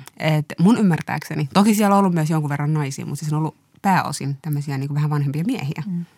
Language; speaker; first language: Finnish; early bilingual, other home language; Somali